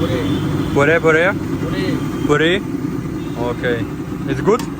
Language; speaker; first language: English; non-native, learner; Russian